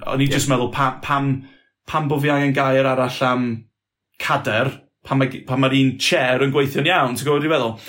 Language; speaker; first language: Welsh; non-native, local second language; English